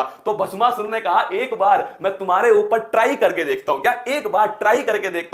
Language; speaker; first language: Hindi; native; Hindi